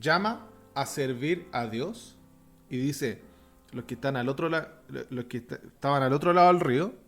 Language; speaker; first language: Spanish; native; Spanish